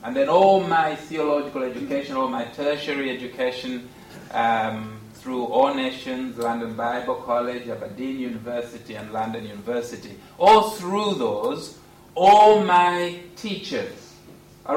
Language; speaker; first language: English; non-native, local second language; Bemba